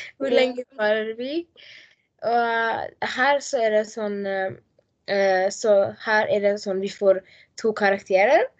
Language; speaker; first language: Norwegian; non-native, learner; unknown